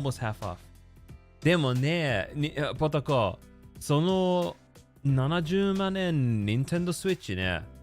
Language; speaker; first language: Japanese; non-native, learner; English